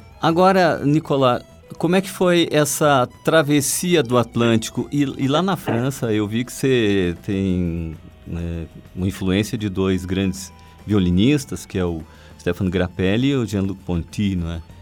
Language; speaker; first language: Portuguese; native; Portuguese